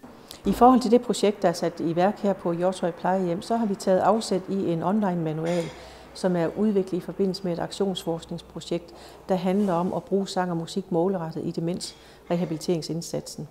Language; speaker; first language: Danish; native; Danish